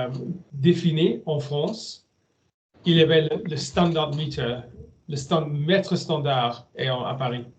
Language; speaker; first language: French; non-native, learner; German